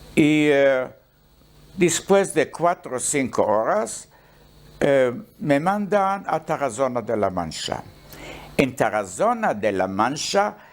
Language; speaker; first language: Spanish; non-native, learner; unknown